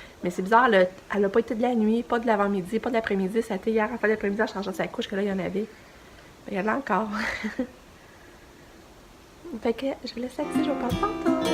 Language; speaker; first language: French; native; French